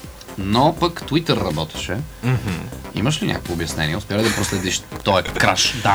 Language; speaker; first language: Bulgarian; native; Bulgarian